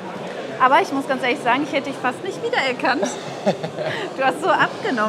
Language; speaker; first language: German; native; German